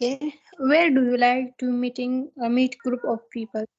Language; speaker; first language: English; non-native, learner; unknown